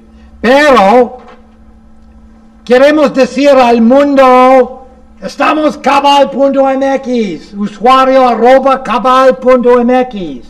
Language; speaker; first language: Spanish; non-native, fluent; English